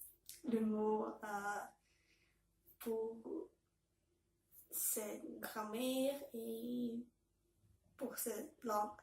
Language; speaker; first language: French; non-native, learner; Belarusian